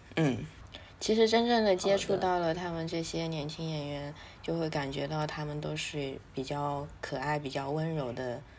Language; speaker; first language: Chinese; native; Chinese